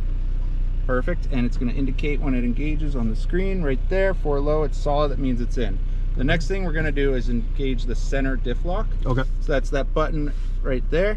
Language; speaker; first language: English; native; English